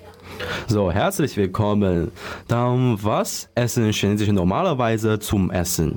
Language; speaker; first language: German; non-native, learner; Chinese